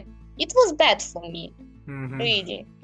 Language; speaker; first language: English; non-native, learner; Ukrainian